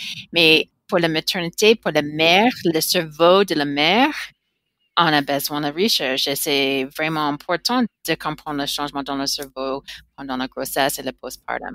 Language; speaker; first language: French; non-native, learner; English